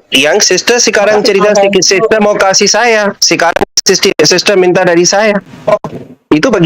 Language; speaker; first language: Indonesian; non-native, learner; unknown